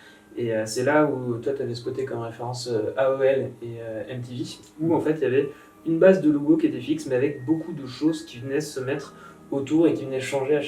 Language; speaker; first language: French; native; French